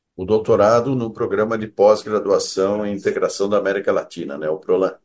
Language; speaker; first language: Portuguese; native; Portuguese